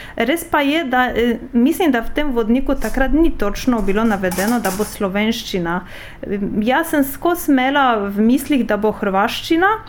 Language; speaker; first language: Slovenian; non-native, fluent; Polish